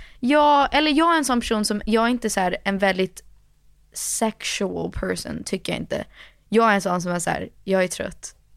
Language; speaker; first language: Swedish; early bilingual, heritage; Swedish